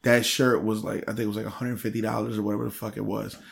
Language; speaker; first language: English; early bilingual, other home language; Spanish